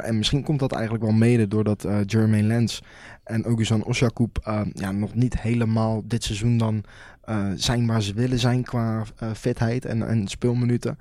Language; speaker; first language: Dutch; native; Dutch